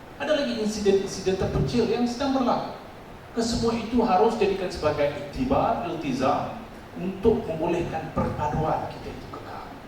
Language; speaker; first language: Malay; non-native, local second language; Tamil